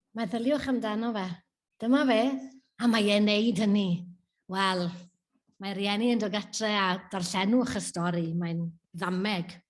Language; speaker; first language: Welsh; native; Welsh